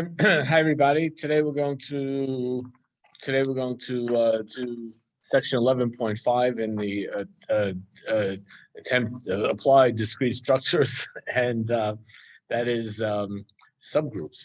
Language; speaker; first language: English; native; English